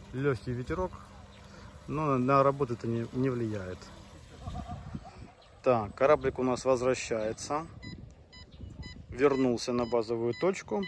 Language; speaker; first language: Russian; native; Russian